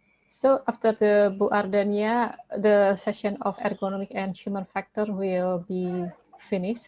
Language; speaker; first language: English; non-native, learner; Indonesian